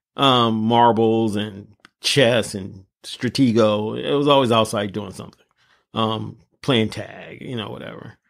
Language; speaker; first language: English; native; English